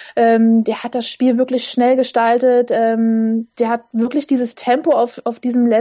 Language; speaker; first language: German; native; German